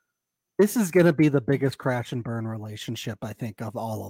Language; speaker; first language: English; native; English